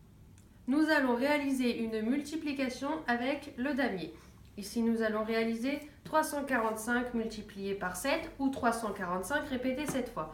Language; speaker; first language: French; native; French